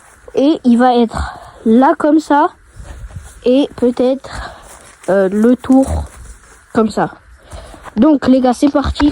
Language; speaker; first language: French; native; French